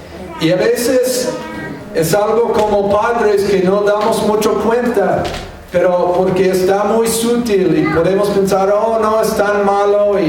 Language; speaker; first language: Spanish; non-native, fluent; English